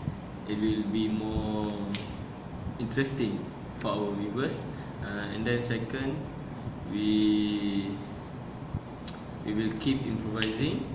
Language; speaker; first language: English; non-native, local second language; Malay